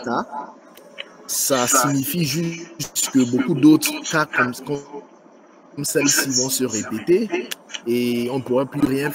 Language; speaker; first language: French; non-native, fluent; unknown